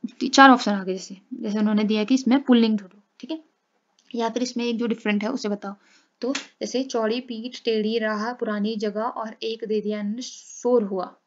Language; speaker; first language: Hindi; native; Hindi